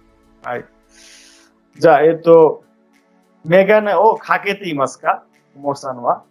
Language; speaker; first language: Japanese; non-native, fluent; Bangla